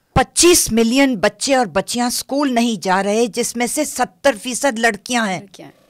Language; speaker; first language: Urdu; non-native, local second language; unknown